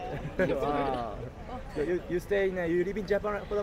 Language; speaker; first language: English; non-native, learner; Japanese